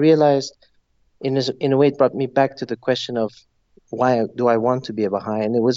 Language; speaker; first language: English; non-native, local second language; Persian